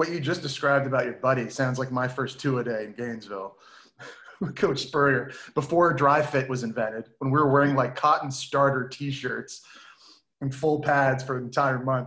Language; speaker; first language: English; native; English